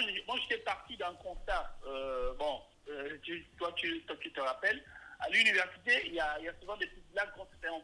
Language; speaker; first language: French; native; French